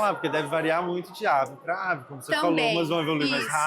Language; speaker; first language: Portuguese; native; Portuguese